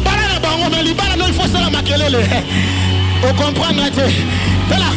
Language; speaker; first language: French; non-native, local second language; Lingala